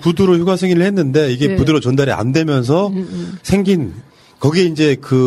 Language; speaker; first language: Korean; native; Korean